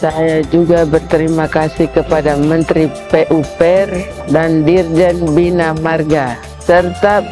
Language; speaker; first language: Indonesian; non-native, local second language; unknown